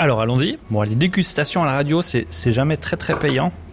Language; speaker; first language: French; native; French